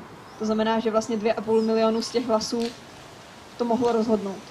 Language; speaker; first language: Czech; native; Czech